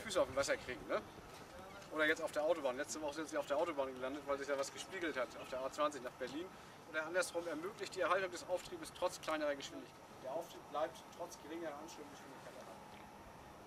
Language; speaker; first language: German; native; German